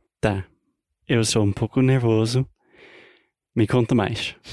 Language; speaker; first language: Portuguese; non-native, fluent; English